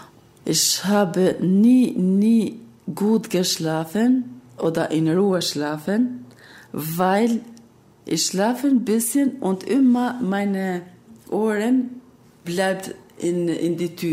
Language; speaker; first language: German; non-native, learner; Albanian